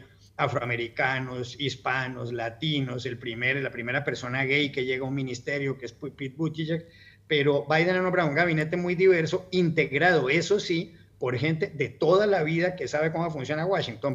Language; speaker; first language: Spanish; native; Spanish